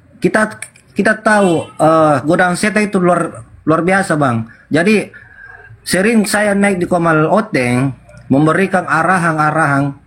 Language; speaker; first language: Indonesian; non-native, local second language; Buginese